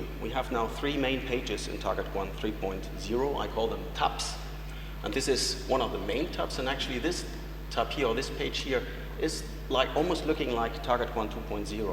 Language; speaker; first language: English; non-native, fluent; German